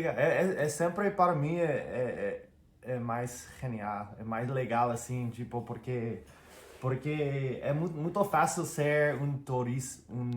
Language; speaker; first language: Portuguese; non-native, fluent; English